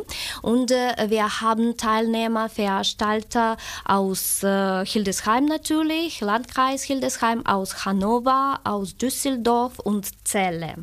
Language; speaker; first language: German; non-native, fluent; Ukrainian